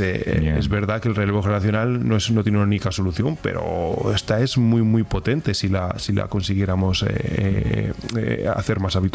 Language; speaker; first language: Spanish; native; Spanish